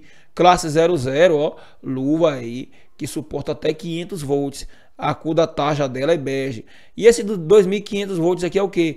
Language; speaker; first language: Portuguese; native; Portuguese